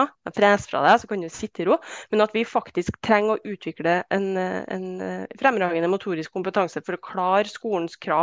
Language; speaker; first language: Norwegian; native; Norwegian